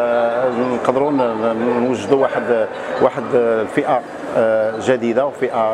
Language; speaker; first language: Arabic; native; Arabic